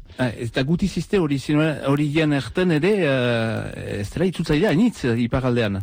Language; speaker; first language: Basque; native; Basque